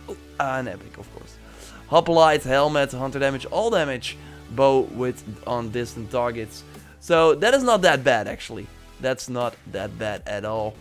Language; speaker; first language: English; non-native, fluent; Dutch